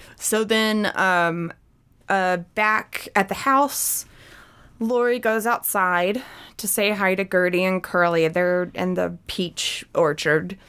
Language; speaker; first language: English; native; English